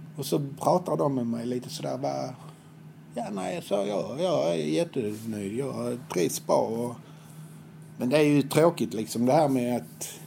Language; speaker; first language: Swedish; native; Swedish